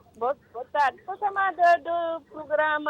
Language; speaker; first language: Portuguese; early bilingual, heritage; Portuguese